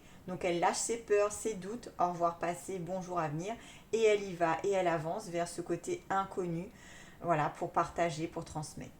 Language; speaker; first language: French; native; French